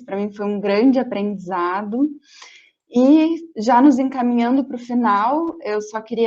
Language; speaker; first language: Portuguese; native; Portuguese